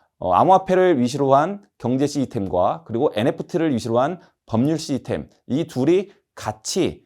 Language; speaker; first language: Korean; native; Korean